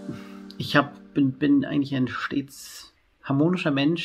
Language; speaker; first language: German; native; German